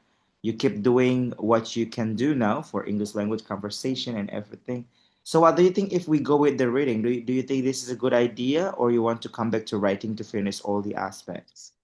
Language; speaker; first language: English; non-native, fluent; Indonesian